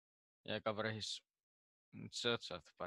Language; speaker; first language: Russian; non-native, learner; Finnish